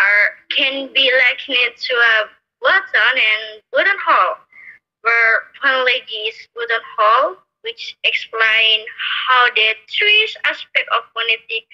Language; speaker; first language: English; non-native, learner; Indonesian